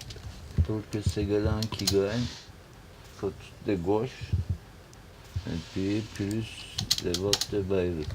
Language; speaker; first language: French; non-native, learner; Turkish